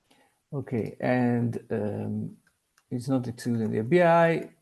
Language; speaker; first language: English; non-native, learner; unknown